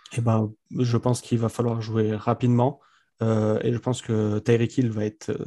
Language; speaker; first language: French; native; French